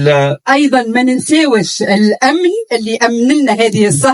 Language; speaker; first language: Arabic; native; Arabic